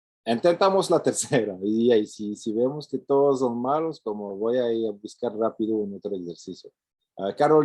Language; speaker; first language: Spanish; non-native, fluent; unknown